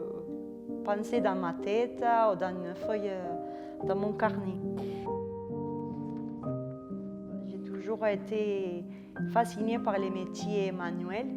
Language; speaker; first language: French; non-native, fluent; Spanish